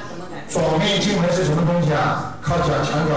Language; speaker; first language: Chinese; native; Chinese